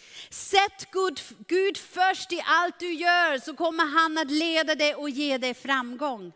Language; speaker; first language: Swedish; non-native, fluent; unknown